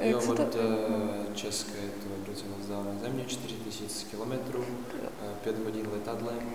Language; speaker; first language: Czech; non-native, learner; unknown